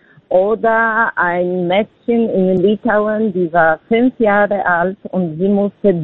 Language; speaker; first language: German; non-native, fluent; Polish